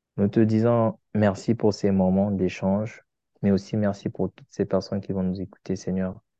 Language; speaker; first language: French; non-native, local second language; Lingala